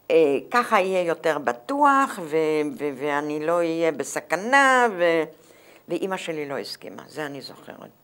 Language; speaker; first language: Hebrew; non-native, fluent; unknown